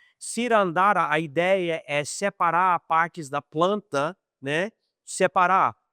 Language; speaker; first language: Portuguese; non-native, fluent; English